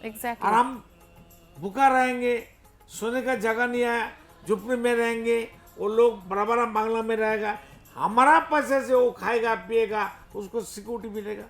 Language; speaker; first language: Hindi; non-native, local second language; Bangla